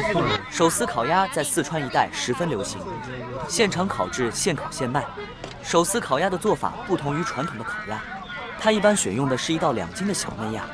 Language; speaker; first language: Chinese; native; Chinese